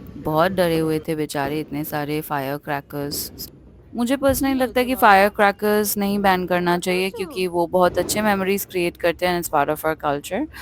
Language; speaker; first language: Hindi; non-native, local second language; Bangla